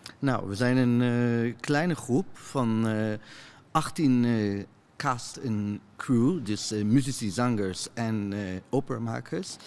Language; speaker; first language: Dutch; non-native, fluent; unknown